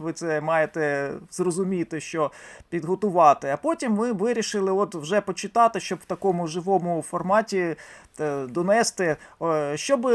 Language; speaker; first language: Ukrainian; native; Ukrainian